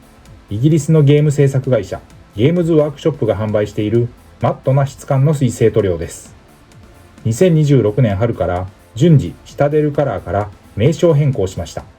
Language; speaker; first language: Japanese; native; Japanese